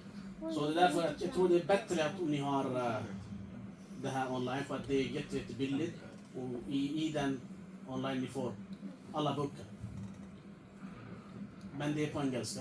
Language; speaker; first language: Swedish; non-native, fluent; Urdu